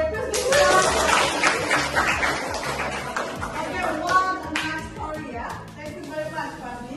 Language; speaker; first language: English; non-native, fluent; Indonesian